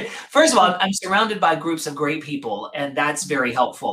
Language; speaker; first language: English; native; English